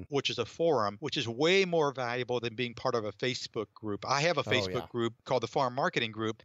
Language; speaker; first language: English; native; English